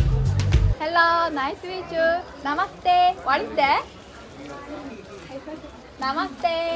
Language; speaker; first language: English; non-native, learner; Korean